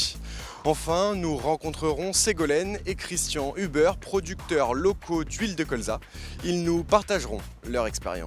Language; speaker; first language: French; native; French